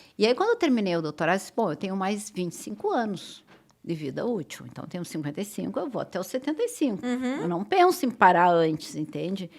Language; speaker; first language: Portuguese; native; Portuguese